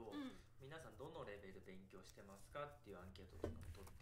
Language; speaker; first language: Japanese; native; Japanese